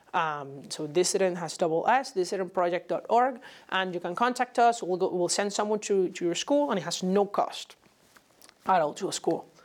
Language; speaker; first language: English; non-native, fluent; Spanish